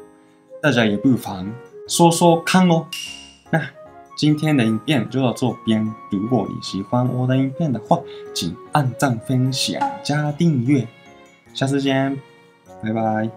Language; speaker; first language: Chinese; non-native, fluent; Japanese